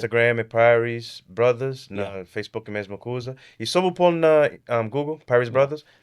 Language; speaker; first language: Portuguese; early bilingual, heritage; Kabuverdianu